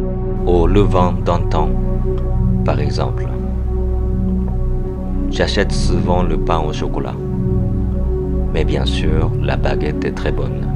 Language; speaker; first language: French; non-native, fluent; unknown